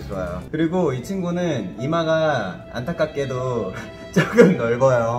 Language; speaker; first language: Korean; native; Korean